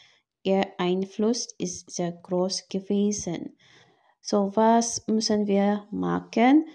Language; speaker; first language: German; non-native, fluent; Filipino